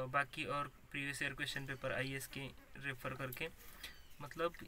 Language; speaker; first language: Hindi; non-native, local second language; Marathi